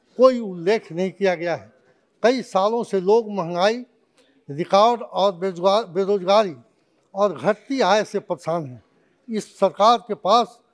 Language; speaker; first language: Hindi; native; Hindi